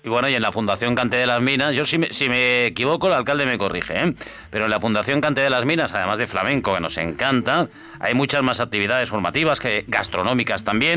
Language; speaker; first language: Spanish; native; Spanish